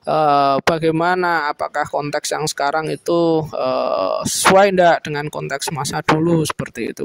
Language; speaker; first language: Indonesian; native; Indonesian